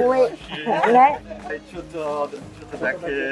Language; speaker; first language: Japanese; non-native, learner; French